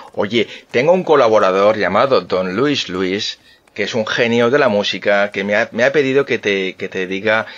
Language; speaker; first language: Spanish; native; Spanish